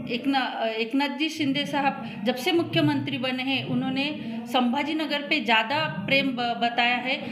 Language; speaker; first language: Hindi; non-native, local second language; Marathi